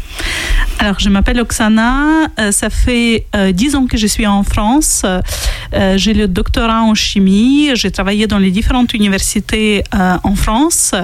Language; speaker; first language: French; non-native, fluent; Ukrainian